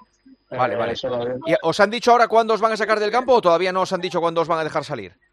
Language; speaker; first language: Spanish; native; Spanish